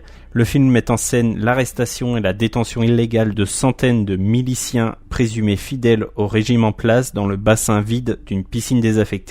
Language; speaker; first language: French; native; French